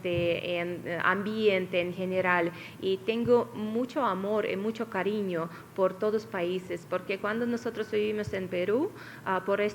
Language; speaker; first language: Spanish; non-native, fluent; Russian